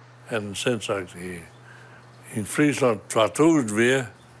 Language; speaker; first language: English; non-native, fluent; Western Frisian